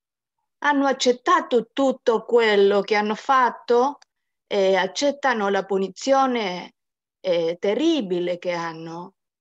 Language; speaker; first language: Italian; non-native, learner; Spanish